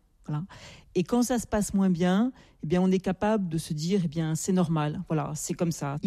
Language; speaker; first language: French; native; French